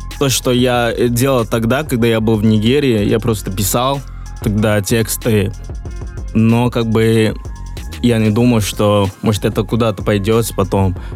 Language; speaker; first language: Russian; non-native, fluent; Yoruba